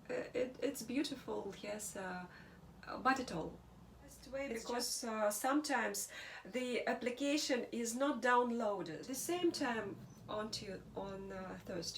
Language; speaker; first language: English; non-native, learner; Russian